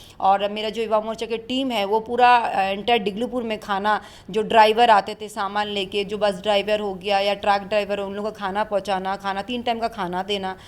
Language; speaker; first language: Hindi; non-native, local second language; Bangla